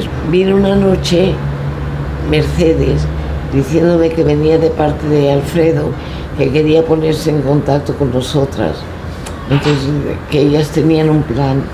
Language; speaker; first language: Spanish; native; Spanish